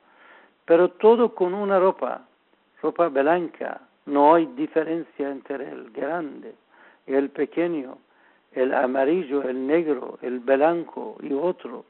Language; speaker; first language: Spanish; non-native, learner; Persian